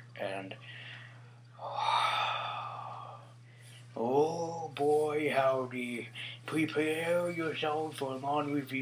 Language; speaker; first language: English; native; English